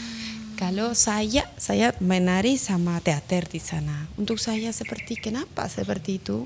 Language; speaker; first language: Indonesian; non-native, learner; Spanish